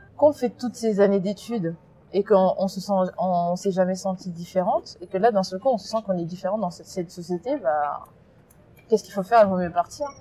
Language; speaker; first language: French; early bilingual, other home language; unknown